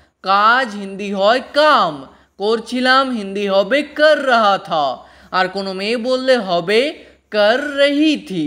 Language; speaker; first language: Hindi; non-native, local second language; Bangla